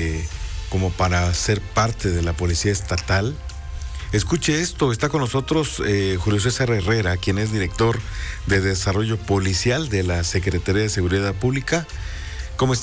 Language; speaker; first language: Spanish; native; Spanish